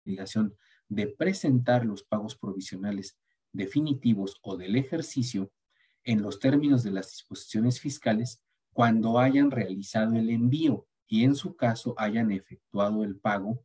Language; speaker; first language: Spanish; native; Spanish